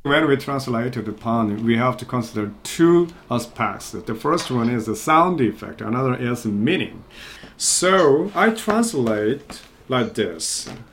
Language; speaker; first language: English; non-native, fluent; Korean